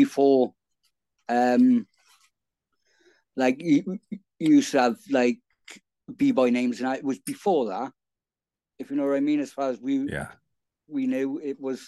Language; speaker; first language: English; native; English